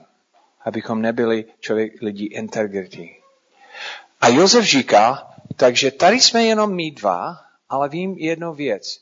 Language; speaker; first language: Czech; non-native, fluent; English